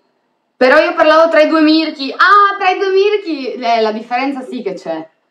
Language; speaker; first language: Italian; early bilingual, other home language; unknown